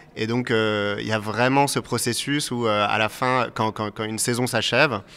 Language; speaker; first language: French; native; French